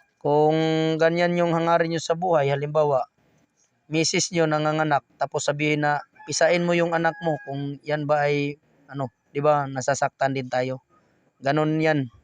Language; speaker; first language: Filipino; non-native, local second language; Cebuano